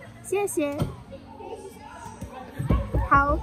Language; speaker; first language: Chinese; non-native, learner; English